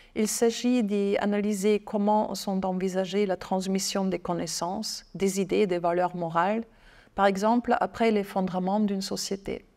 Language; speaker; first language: French; non-native, fluent; German